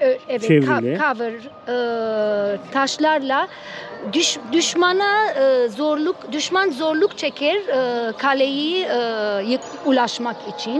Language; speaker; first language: Turkish; non-native, fluent; Arabic